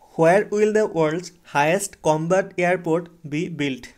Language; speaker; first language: English; non-native, local second language; Assamese